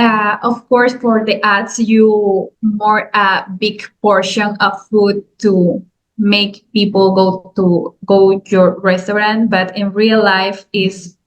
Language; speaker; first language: English; non-native, learner; Spanish